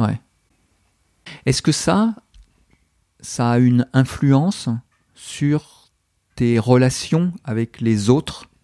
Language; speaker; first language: French; non-native, learner; English